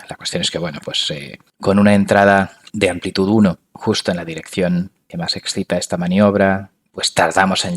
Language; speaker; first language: Spanish; native; Spanish